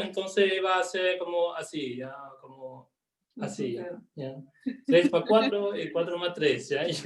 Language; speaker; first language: Spanish; non-native, fluent; German